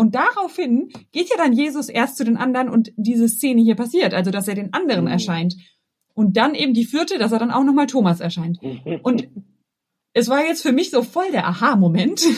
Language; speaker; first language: German; native; German